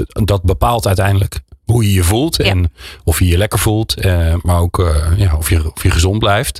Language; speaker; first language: Dutch; native; Dutch